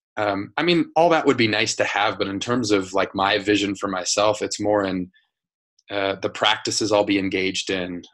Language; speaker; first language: English; native; English